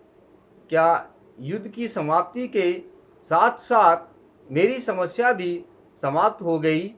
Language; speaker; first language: Hindi; native; Hindi